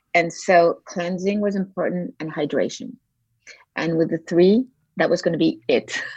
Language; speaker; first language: English; non-native, fluent; French